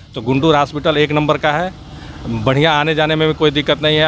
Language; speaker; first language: Hindi; native; Hindi